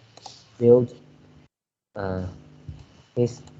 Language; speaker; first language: English; non-native, learner; Vietnamese